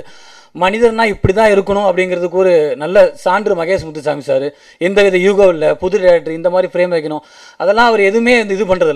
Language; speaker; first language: Tamil; native; Tamil